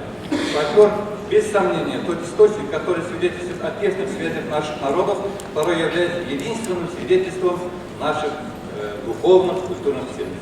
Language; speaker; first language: Russian; non-native, local second language; Kara-Kalpak